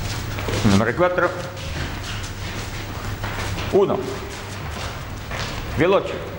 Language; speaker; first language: Italian; non-native, learner; Russian